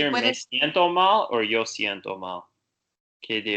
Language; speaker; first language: Spanish; non-native, learner; Portuguese